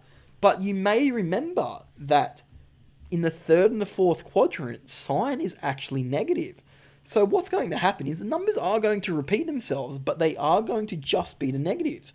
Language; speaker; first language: English; native; English